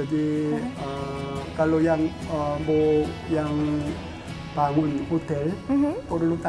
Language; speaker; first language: Indonesian; non-native, learner; Korean